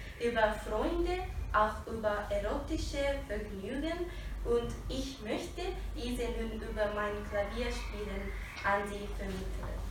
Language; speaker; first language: German; non-native, fluent; Japanese